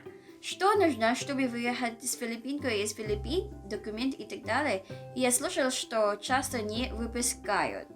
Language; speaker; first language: Russian; non-native, learner; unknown